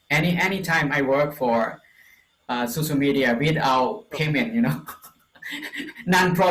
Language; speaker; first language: English; non-native, fluent; Lao